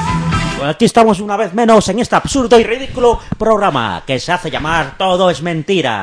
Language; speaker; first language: Spanish; native; Spanish